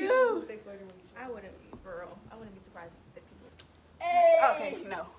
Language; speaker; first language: English; native; English